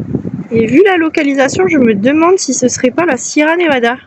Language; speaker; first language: French; native; French